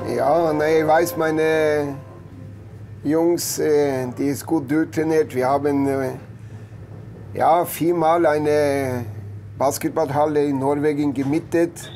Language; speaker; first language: German; non-native, learner; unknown